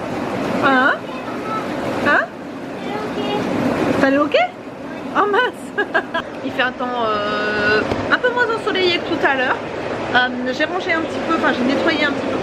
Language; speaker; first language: French; native; French